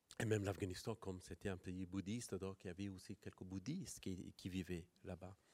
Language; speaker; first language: French; non-native, fluent; Persian